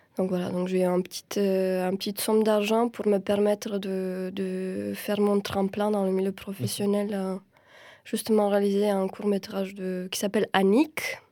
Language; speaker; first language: French; non-native, fluent; Romanian